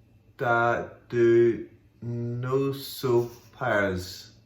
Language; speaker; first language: Portuguese; non-native, learner; English